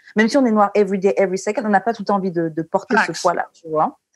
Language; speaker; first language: French; native; French